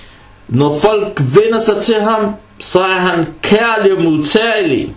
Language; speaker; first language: Danish; early bilingual, other home language; Arabic